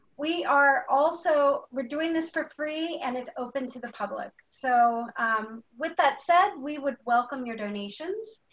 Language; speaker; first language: English; native; English